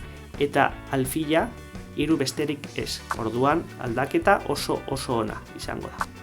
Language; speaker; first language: Basque; non-native, local second language; Spanish